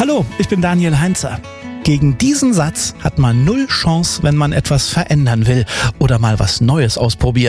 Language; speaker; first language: German; native; German